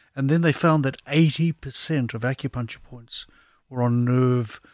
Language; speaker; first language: English; native; English